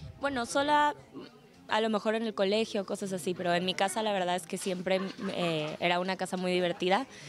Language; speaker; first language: Spanish; early bilingual, heritage; Spanish